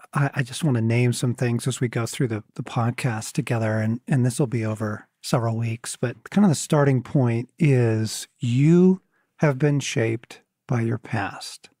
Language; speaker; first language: English; native; English